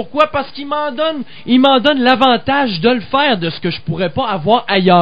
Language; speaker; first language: French; native; French